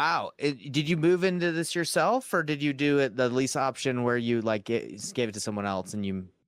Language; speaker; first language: English; native; English